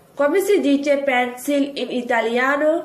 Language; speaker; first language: Italian; non-native, fluent; Urdu